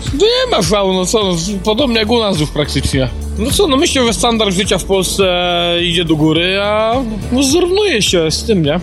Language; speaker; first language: Polish; native; Polish